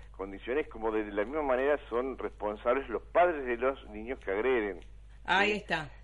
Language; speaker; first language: Spanish; native; Spanish